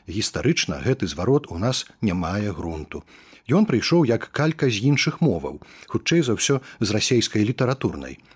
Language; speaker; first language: Belarusian; native; Belarusian